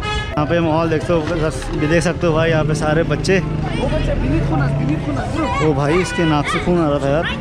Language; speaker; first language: Hindi; native; Hindi